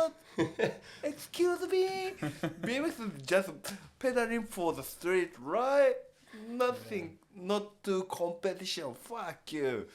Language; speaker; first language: English; non-native, learner; Japanese